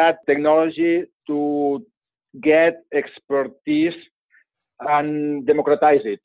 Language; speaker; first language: English; non-native, fluent; Spanish